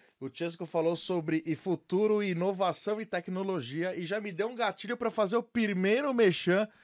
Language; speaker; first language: Portuguese; native; Portuguese